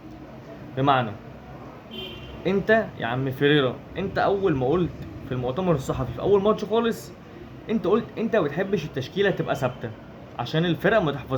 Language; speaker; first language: Arabic; native; Arabic